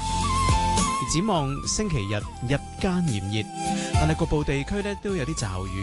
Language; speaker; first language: Chinese; non-native, local second language; Cantonese